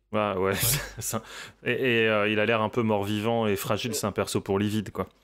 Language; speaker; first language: French; native; French